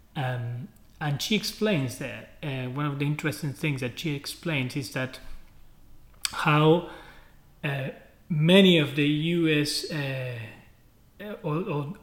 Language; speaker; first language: English; non-native, fluent; Spanish